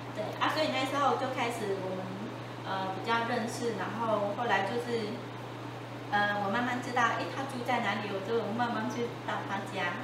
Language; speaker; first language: Chinese; non-native, fluent; Vietnamese